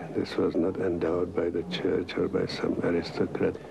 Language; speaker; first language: English; non-native, fluent; Czech